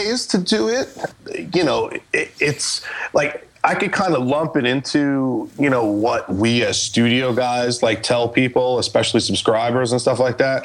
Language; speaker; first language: English; native; English